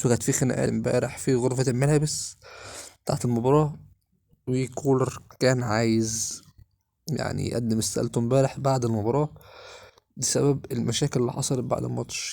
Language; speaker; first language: Arabic; native; Arabic